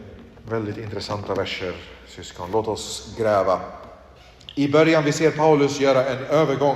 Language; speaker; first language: Swedish; early bilingual, other home language; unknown